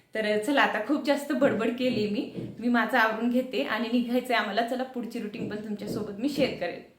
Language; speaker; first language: Marathi; non-native, local second language; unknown